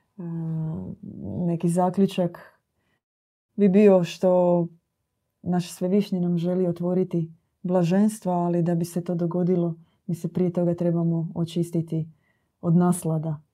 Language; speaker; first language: Croatian; native; Croatian